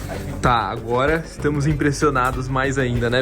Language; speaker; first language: Portuguese; native; Portuguese